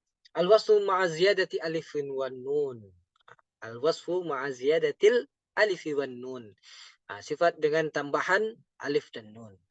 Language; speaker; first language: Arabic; non-native, fluent; Indonesian